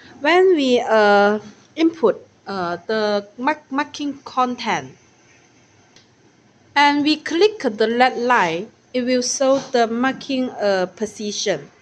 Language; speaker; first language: English; non-native, learner; Chinese